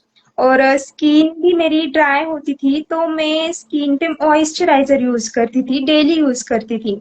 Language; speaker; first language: Hindi; native; Hindi